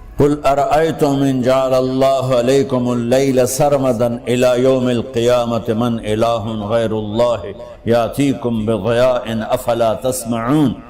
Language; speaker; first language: Urdu; non-native, local second language; Punjabi